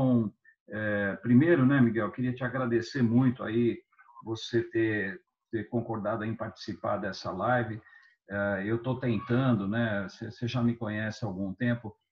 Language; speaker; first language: Portuguese; native; Portuguese